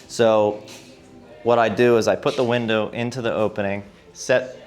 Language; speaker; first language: English; native; English